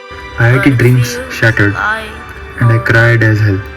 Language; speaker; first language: English; non-native, local second language; Hindi